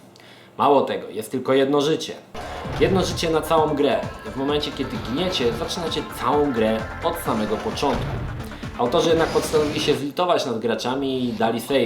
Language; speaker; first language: Polish; native; Polish